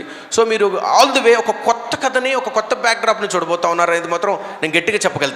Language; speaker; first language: Telugu; native; Telugu